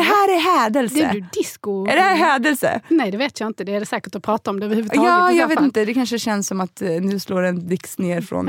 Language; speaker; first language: Swedish; native; Swedish